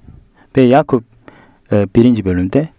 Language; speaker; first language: Turkish; non-native, fluent; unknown